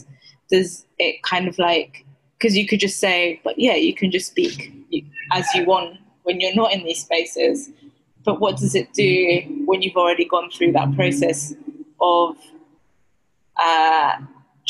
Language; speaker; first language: English; non-native, fluent; Greek